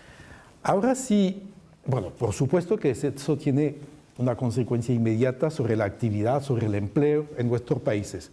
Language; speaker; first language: Spanish; non-native, fluent; French